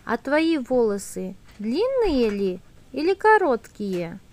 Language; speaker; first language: Russian; non-native, local second language; Kazakh